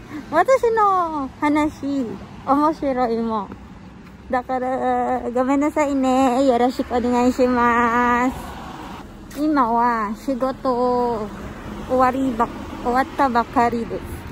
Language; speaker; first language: Japanese; non-native, learner; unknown